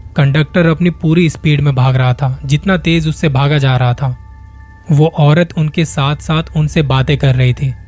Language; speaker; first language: Hindi; native; Hindi